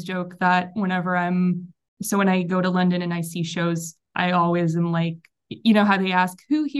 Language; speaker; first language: English; non-native, fluent; Hebrew